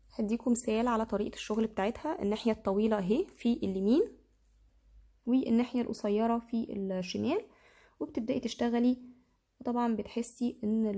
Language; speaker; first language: Arabic; native; Arabic